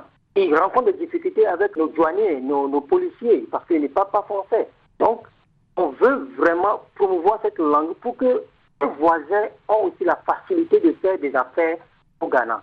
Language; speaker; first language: French; non-native, fluent; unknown